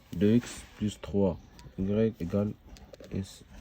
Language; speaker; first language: French; non-native, local second language; Arabic